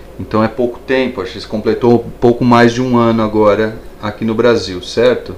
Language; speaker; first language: Portuguese; native; Portuguese